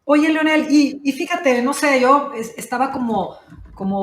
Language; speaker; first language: Spanish; native; Spanish